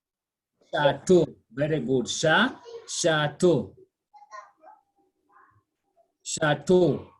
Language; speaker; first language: French; non-native, fluent; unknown